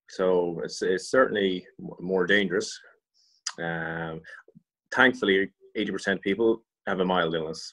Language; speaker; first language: English; native; English